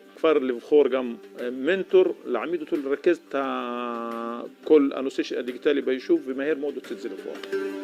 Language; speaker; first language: Hebrew; non-native, local second language; Arabic